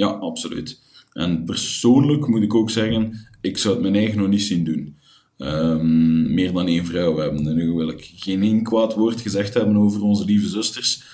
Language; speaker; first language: Dutch; native; Dutch